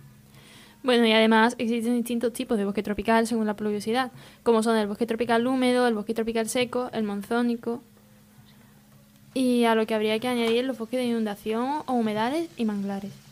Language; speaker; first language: Spanish; native; Spanish